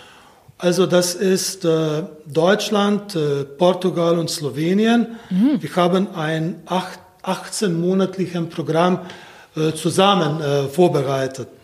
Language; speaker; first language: German; non-native, fluent; Slovenian